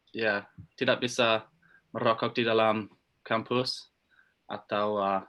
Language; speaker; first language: Indonesian; non-native, learner; English